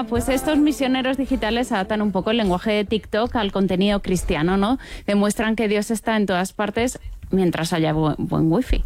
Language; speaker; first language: Spanish; native; Spanish